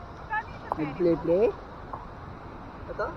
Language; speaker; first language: Filipino; native; Filipino